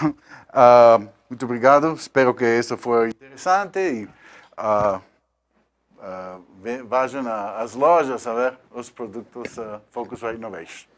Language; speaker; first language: Portuguese; non-native, learner; Spanish